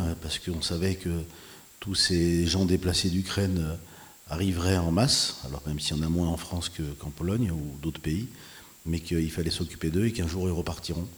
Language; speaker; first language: French; native; French